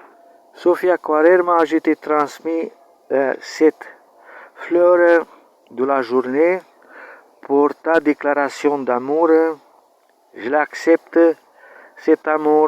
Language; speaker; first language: French; non-native, learner; Romanian